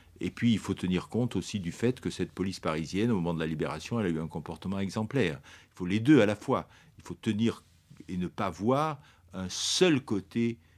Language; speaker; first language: French; early bilingual, other home language; Italian